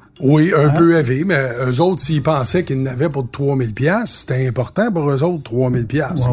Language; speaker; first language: French; native; French